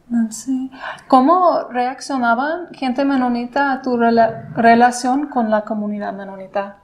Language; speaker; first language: Spanish; non-native, fluent; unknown